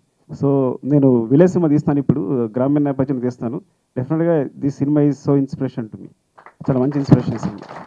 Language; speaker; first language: Telugu; native; Telugu